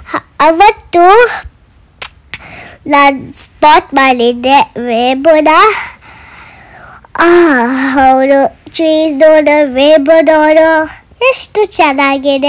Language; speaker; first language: Kannada; early bilingual, heritage; Kannada